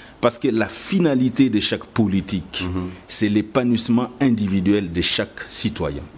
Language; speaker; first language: French; non-native, local second language; Lingala